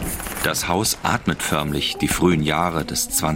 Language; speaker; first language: German; native; German